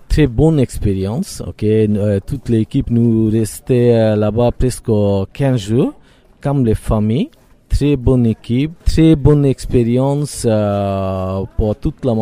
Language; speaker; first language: French; non-native, learner; Bangla